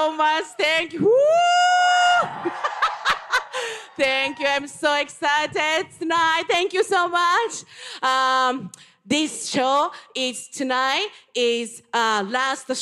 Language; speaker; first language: English; non-native, learner; Japanese